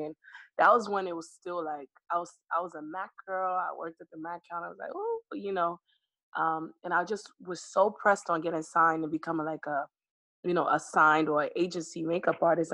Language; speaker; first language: English; native; English